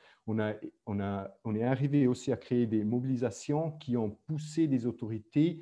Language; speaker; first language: French; non-native, fluent; Italian